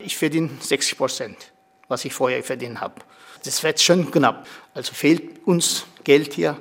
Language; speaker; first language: German; non-native, learner; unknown